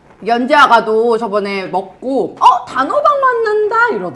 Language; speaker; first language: Korean; native; Korean